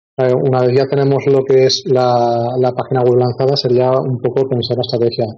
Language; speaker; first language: Spanish; native; Spanish